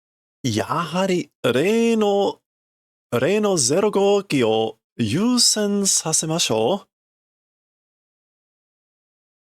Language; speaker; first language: Japanese; non-native, learner; English